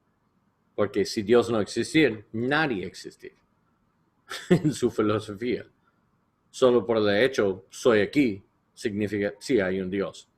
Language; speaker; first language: Spanish; non-native, learner; English